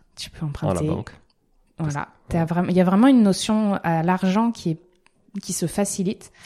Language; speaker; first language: French; native; French